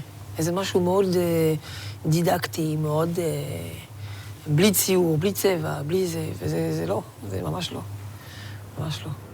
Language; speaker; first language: Hebrew; non-native, fluent; French